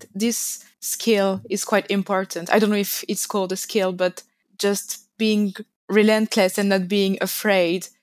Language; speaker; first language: English; non-native, fluent; French